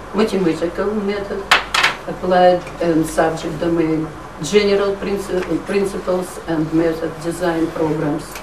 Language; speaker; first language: English; non-native, learner; Russian